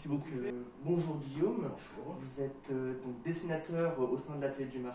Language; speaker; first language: French; native; French